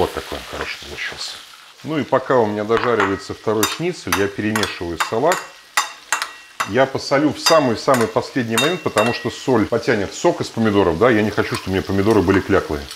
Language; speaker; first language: Russian; native; Russian